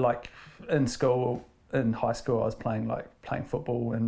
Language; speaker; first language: English; native; English